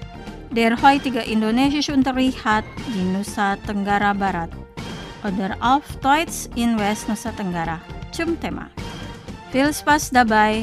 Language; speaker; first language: German; non-native, fluent; Indonesian